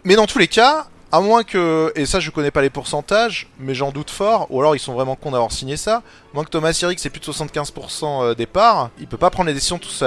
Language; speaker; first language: French; native; French